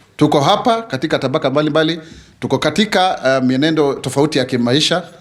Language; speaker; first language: Swahili; non-native, local second language; Kikuyu